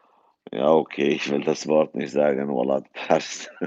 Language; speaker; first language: German; non-native, fluent; Kurdish